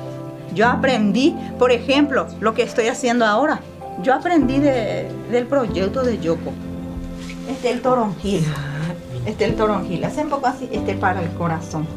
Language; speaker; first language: Spanish; non-native, local second language; Guarani